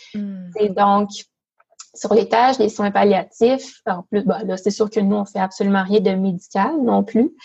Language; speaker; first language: French; native; French